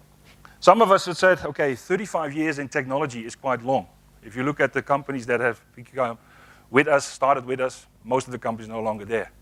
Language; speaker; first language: English; non-native, fluent; Dutch